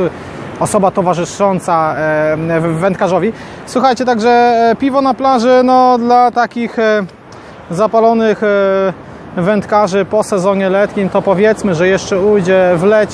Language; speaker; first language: Polish; native; Polish